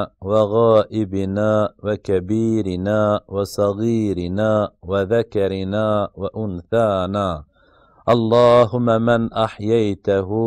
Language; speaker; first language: Arabic; non-native, fluent; Bosnian